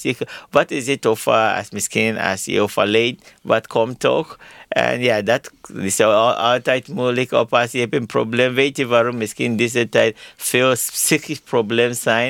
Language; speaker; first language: Dutch; non-native, learner; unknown